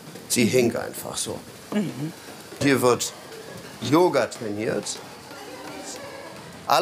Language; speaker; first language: German; non-native, fluent; Polish